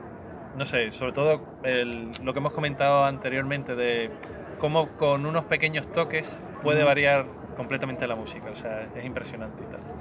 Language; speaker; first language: Spanish; native; Spanish